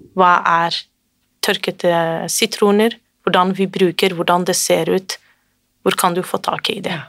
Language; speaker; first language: Norwegian; non-native, fluent; Kurdish